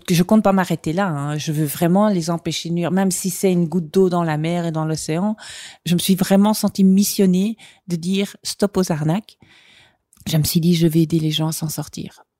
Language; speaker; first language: French; native; French